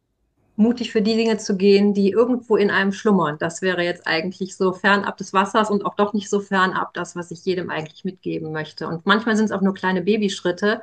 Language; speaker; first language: German; native; German